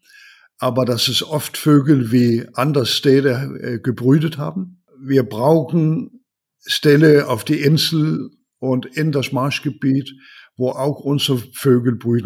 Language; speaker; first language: German; non-native, learner; Danish